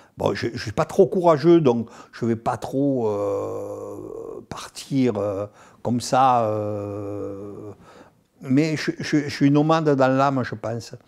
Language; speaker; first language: French; native; French